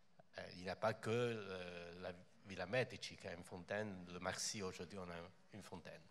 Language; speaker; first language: French; non-native, fluent; Chinese